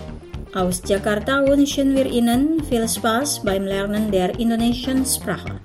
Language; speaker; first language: German; non-native, fluent; Indonesian